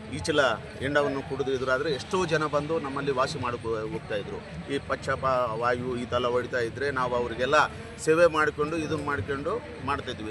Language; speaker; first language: Kannada; native; Kannada